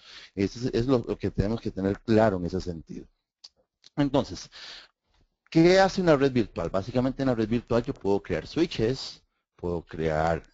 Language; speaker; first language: Spanish; native; Spanish